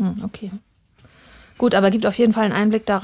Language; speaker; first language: German; native; German